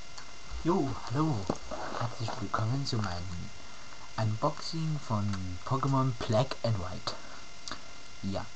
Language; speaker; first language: German; native; German